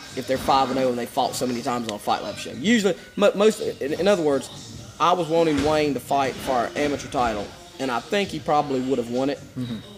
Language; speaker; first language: English; native; English